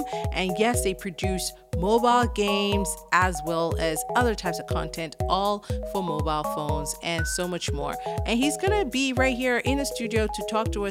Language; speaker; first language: English; non-native, local second language; Yoruba